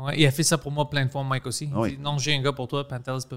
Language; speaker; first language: French; non-native, local second language; English